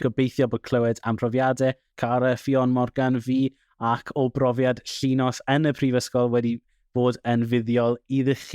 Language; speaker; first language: Welsh; native; Welsh